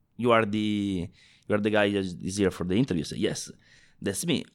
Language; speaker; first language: English; non-native, fluent; Italian